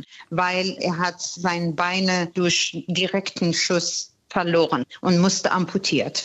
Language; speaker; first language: German; non-native, fluent; Persian